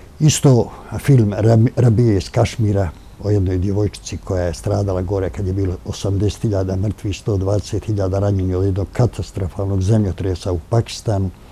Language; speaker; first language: Croatian; native; Croatian